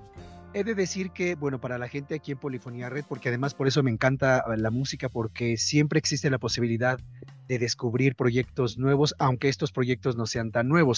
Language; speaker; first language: Spanish; native; Spanish